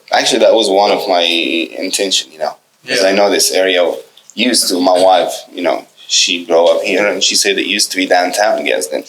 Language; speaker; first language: English; non-native, fluent; Arabic